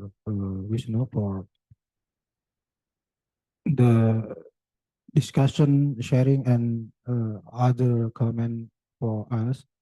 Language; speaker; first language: English; non-native, learner; Indonesian